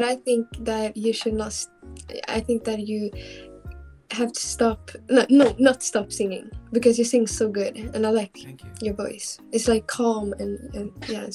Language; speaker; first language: English; non-native, learner; Swedish